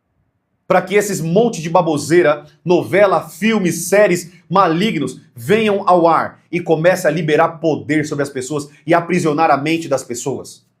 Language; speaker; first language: Portuguese; native; Portuguese